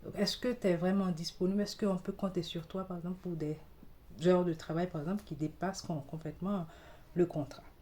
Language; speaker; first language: French; non-native, local second language; Haitian Creole